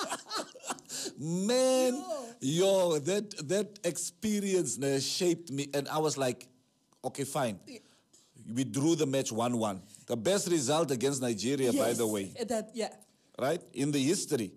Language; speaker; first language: English; non-native, local second language; Afrikaans